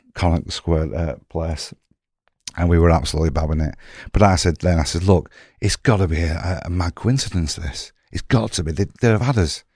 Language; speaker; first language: English; native; English